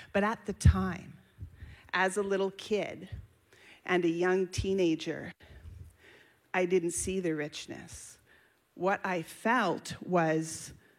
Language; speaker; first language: English; native; English